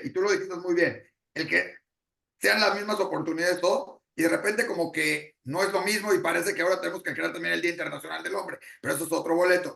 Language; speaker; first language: Spanish; native; Spanish